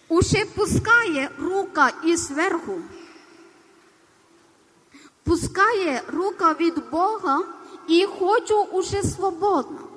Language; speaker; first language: Ukrainian; non-native, learner; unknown